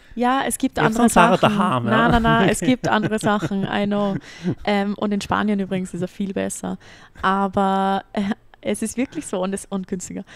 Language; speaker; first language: German; native; German